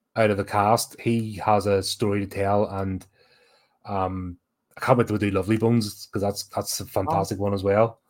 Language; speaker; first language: English; native; English